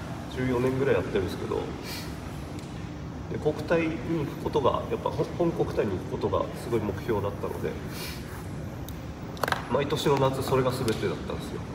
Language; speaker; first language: Japanese; native; Japanese